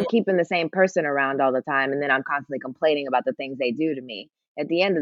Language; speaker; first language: English; native; English